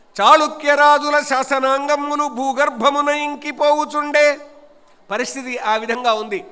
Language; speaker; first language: Telugu; native; Telugu